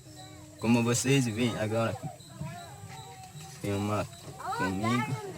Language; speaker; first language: Portuguese; non-native, local second language; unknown